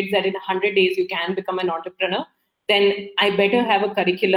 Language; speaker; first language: English; non-native, local second language; Hindi